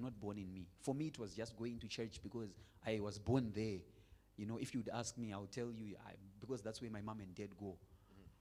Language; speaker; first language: English; non-native, local second language; Shona